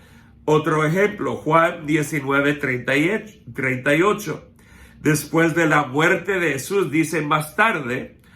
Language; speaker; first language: Spanish; non-native, fluent; English